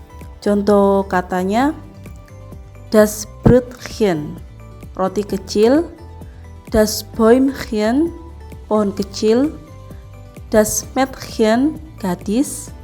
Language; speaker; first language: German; non-native, fluent; Indonesian